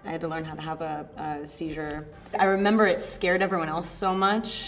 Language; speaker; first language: English; native; English